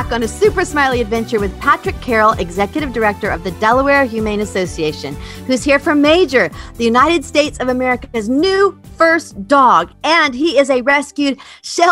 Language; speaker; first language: English; native; English